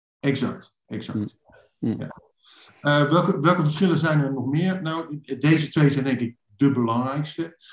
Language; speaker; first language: Dutch; native; Dutch